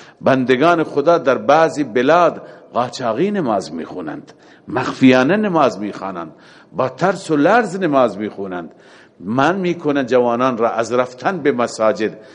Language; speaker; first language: Persian; native; Persian